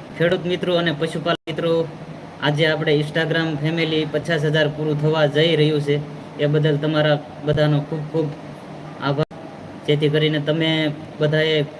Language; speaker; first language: Gujarati; native; Gujarati